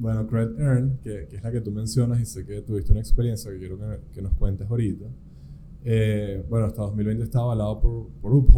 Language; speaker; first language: Spanish; native; Spanish